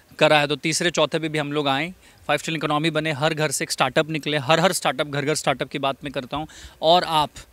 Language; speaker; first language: Hindi; native; Hindi